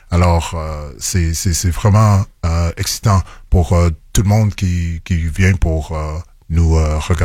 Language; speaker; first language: French; non-native, local second language; English